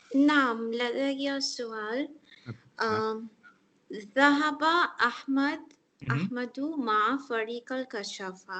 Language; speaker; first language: Arabic; non-native, learner; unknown